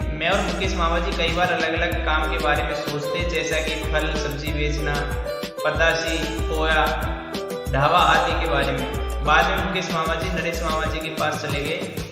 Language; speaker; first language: Hindi; native; Hindi